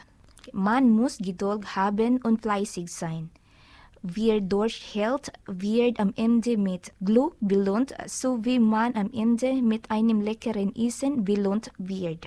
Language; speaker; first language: German; non-native, learner; Filipino